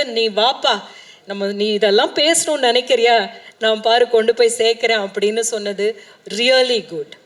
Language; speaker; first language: Tamil; native; Tamil